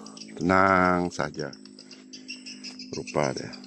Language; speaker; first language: Malay; native; Malay